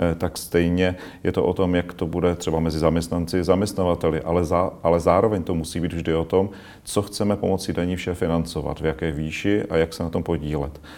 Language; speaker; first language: Czech; native; Czech